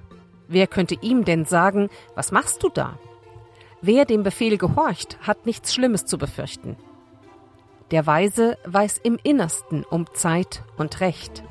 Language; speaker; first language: German; native; German